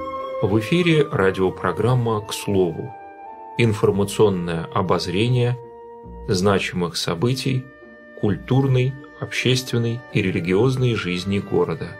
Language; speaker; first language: Russian; native; Russian